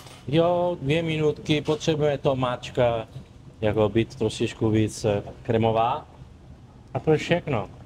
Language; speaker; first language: Czech; non-native, learner; Italian